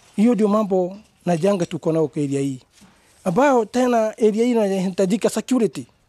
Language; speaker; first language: Swahili; non-native, local second language; Kikuyu